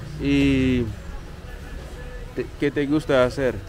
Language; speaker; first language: Spanish; non-native, learner; English